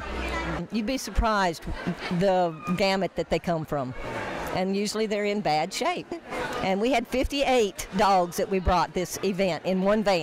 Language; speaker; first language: English; native; English